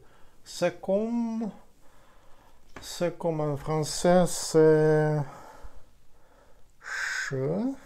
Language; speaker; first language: French; non-native, fluent; Ukrainian